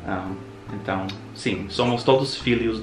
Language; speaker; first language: Portuguese; non-native, fluent; English